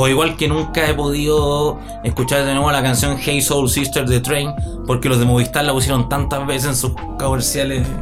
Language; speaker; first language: Spanish; native; Spanish